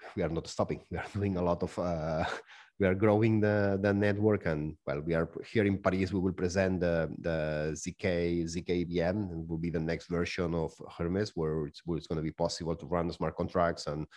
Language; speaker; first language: English; non-native, fluent; Spanish